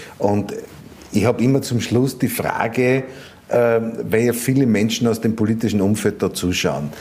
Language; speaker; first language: German; native; German